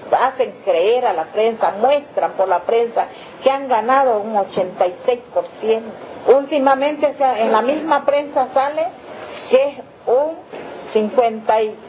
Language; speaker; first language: Spanish; non-native, local second language; Guarani